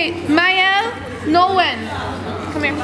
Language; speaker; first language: French; non-native, learner; English